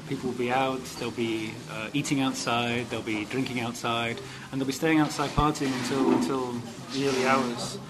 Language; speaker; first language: English; native; English